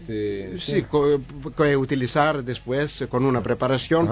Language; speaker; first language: Spanish; non-native, learner; Greek